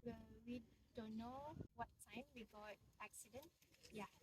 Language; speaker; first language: English; non-native, local second language; Malay